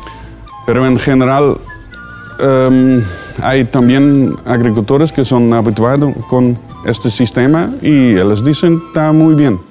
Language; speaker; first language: Spanish; non-native, learner; Dutch